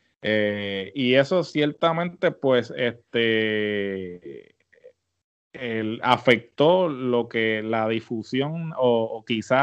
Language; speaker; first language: Spanish; native; Spanish